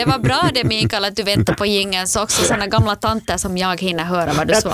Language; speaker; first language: Swedish; native; Swedish